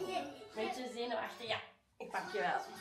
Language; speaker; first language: Dutch; native; Dutch